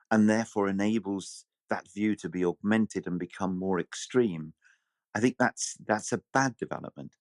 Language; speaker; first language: English; native; English